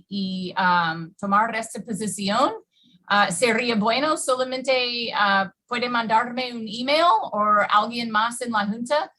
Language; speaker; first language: Spanish; non-native, fluent; English